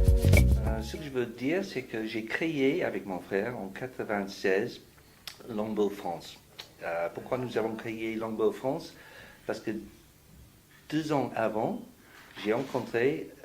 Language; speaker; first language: French; non-native, fluent; English